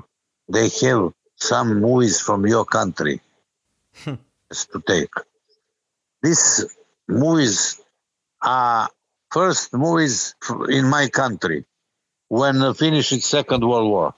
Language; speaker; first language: English; non-native, learner; Serbian